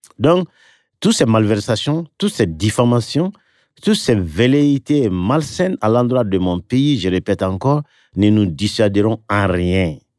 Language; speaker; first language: French; non-native, local second language; Bambara